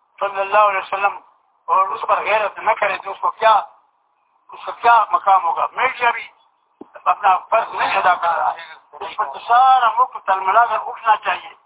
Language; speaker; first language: Urdu; non-native, local second language; Pashto